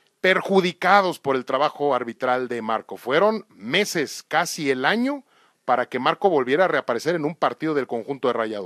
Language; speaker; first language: Spanish; native; Spanish